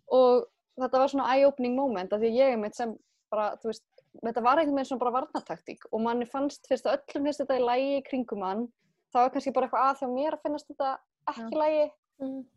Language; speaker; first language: Icelandic; early bilingual, other home language; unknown